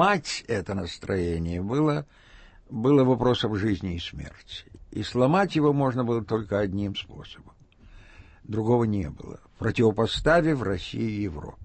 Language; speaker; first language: Russian; native; Russian